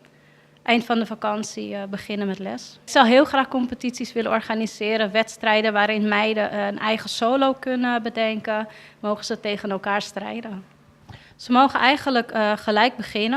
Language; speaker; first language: Dutch; native; Dutch